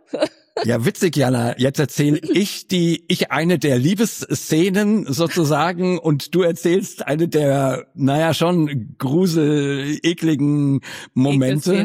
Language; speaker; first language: German; native; German